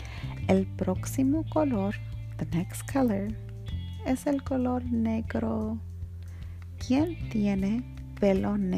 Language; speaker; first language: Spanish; early bilingual, heritage; Spanish